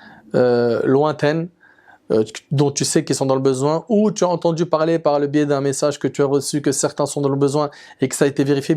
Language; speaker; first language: French; native; French